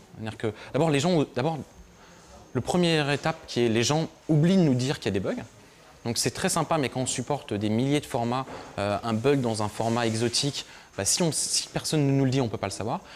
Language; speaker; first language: French; native; French